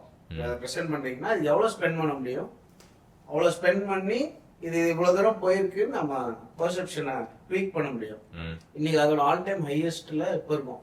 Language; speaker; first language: Tamil; native; Tamil